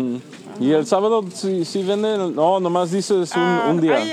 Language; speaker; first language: Spanish; early bilingual, heritage; Spanish